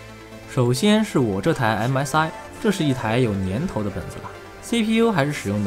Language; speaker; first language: Chinese; native; Chinese